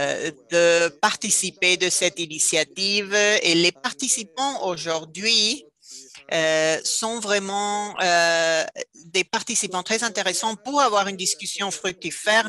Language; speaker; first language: French; non-native, fluent; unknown